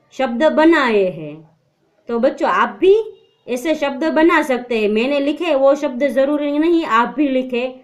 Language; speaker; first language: Hindi; non-native, local second language; Gujarati